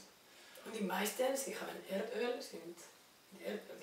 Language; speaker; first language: German; non-native, learner; Spanish